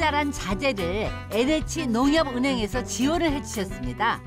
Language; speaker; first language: Korean; native; Korean